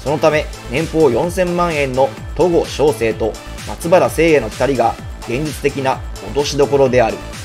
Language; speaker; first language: Japanese; native; Japanese